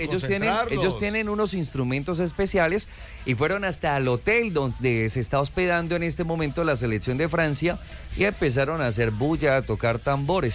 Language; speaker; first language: Spanish; native; Spanish